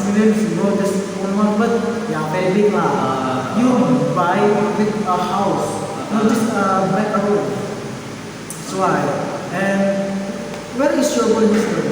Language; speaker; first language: English; non-native, learner; Indonesian